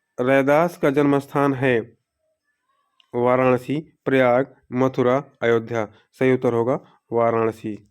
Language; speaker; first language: Hindi; native; Hindi